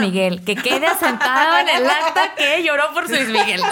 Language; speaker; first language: Spanish; native; Spanish